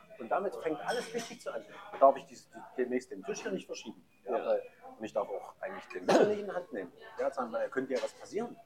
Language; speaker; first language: German; native; German